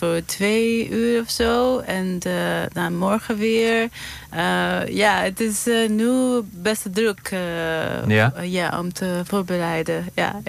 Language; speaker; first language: Dutch; non-native, learner; Greek